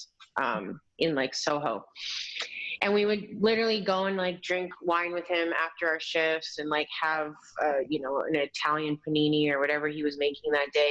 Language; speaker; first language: English; native; English